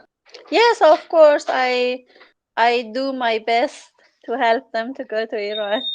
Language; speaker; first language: English; non-native, learner; Persian